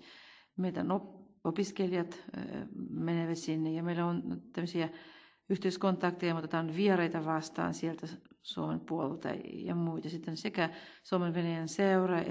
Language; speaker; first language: Finnish; non-native, fluent; Russian